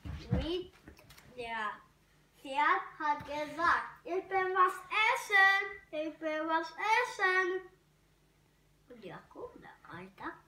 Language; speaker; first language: German; non-native, learner; Hungarian